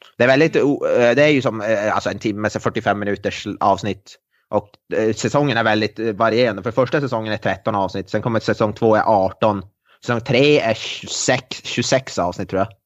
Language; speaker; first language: Swedish; native; Swedish